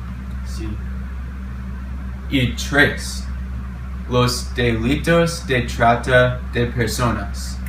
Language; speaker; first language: Spanish; non-native, learner; English